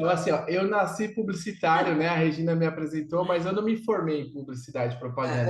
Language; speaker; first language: Portuguese; native; Portuguese